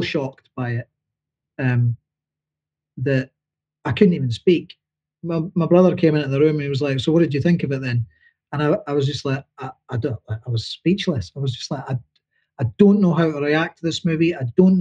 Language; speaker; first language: English; native; English